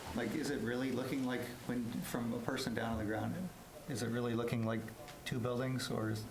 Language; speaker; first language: English; native; English